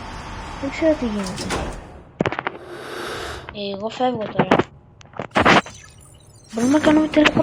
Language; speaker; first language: Greek; native; Greek